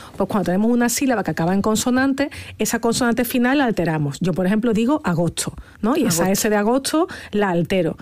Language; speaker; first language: Spanish; native; Spanish